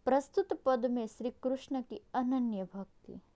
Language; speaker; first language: Hindi; non-native, local second language; Gujarati